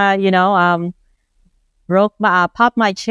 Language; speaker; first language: English; non-native, local second language; Filipino